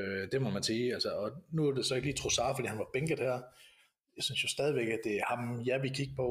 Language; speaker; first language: Danish; native; Danish